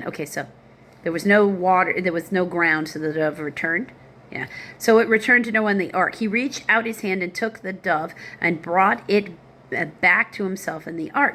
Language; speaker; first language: English; native; English